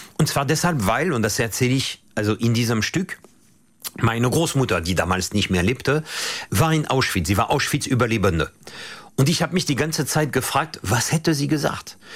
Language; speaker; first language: German; non-native, fluent; French